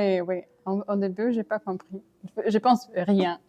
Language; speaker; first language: French; non-native, fluent; Ukrainian